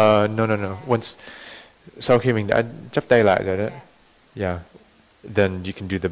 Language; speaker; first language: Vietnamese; early bilingual, heritage; Vietnamese